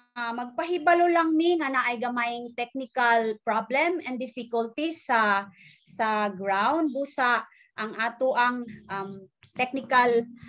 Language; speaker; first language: Cebuano; non-native, local second language; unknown